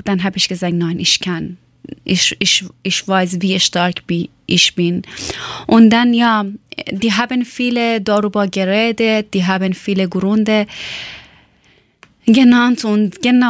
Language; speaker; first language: German; non-native, learner; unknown